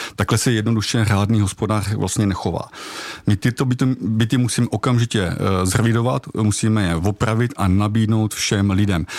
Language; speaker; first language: Czech; native; Czech